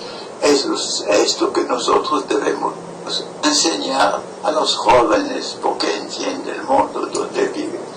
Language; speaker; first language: Spanish; non-native, fluent; French